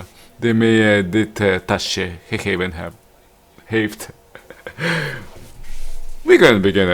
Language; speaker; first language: Dutch; non-native, learner; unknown